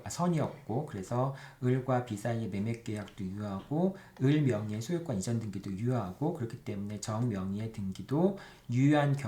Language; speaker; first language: Korean; native; Korean